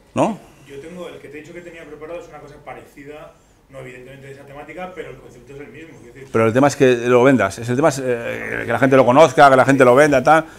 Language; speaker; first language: Spanish; native; Spanish